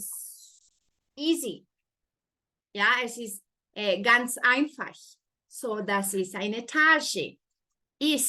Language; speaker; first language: German; non-native, fluent; Spanish